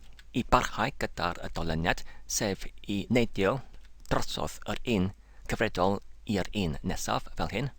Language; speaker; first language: Welsh; non-native, learner; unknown